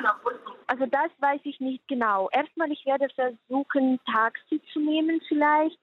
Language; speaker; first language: German; non-native, fluent; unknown